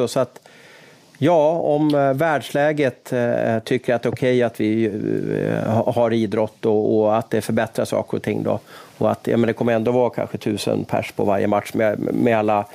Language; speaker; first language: Swedish; native; Swedish